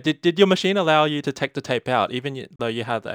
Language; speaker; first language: English; native; English